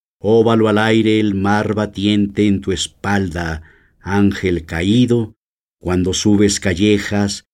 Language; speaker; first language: Spanish; native; Spanish